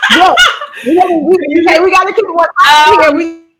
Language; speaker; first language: English; native; English